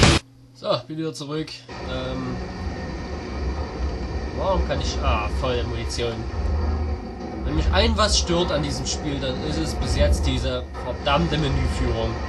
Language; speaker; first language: German; native; German